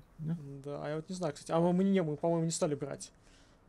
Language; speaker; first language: Russian; native; Russian